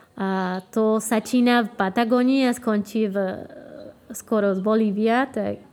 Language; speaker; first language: Slovak; non-native, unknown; Spanish